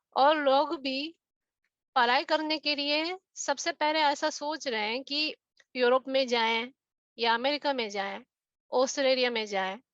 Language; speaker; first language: Hindi; non-native, fluent; Japanese